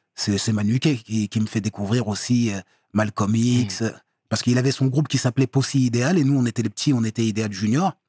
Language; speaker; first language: French; native; French